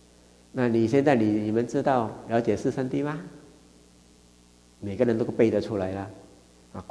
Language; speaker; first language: Chinese; native; Chinese